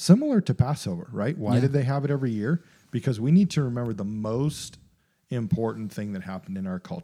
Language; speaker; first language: English; native; English